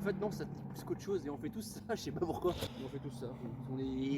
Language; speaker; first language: French; native; French